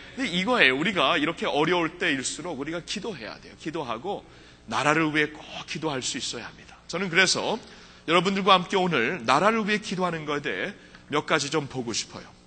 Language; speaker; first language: Korean; early bilingual, heritage; Korean